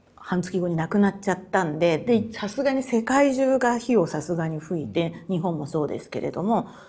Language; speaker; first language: Japanese; native; Japanese